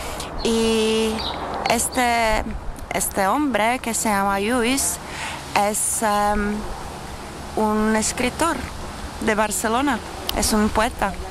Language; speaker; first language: Spanish; non-native, fluent; Czech